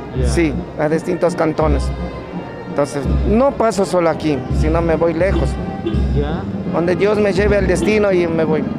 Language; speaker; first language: Spanish; native; Spanish